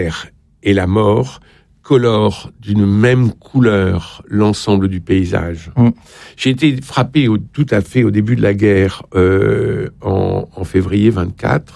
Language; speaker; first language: French; native; French